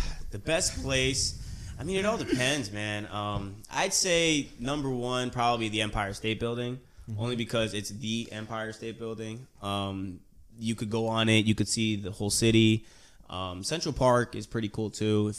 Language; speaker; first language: English; early bilingual, other home language; Spanish